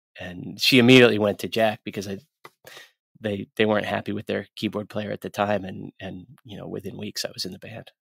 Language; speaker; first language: English; native; English